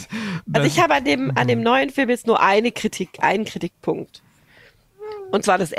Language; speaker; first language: German; native; German